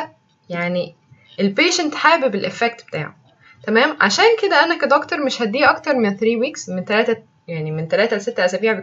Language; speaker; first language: Arabic; native; Arabic